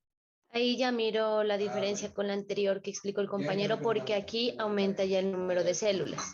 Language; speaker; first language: Spanish; native; Spanish